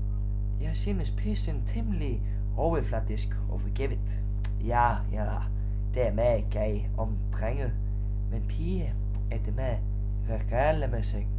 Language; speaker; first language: Danish; non-native, learner; Icelandic